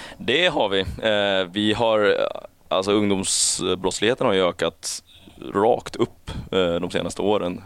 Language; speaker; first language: Swedish; early bilingual, other home language; Chinese